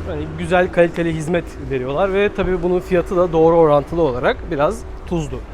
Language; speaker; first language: Turkish; native; Turkish